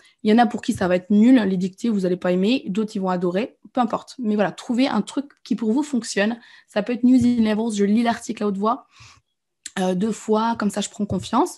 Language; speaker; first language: French; native; French